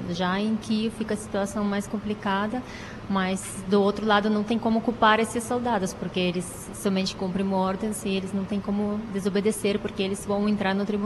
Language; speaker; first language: Portuguese; non-native, fluent; Ukrainian